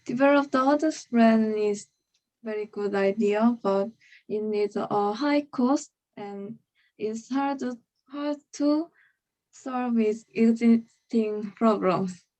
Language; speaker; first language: English; non-native, learner; Korean